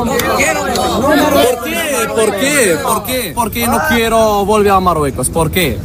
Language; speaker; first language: Spanish; non-native, learner; Arabic